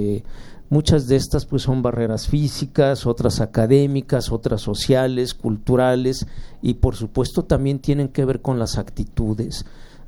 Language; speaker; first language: Spanish; native; Spanish